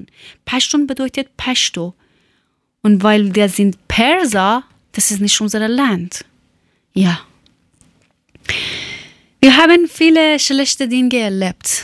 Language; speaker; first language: German; non-native, learner; Persian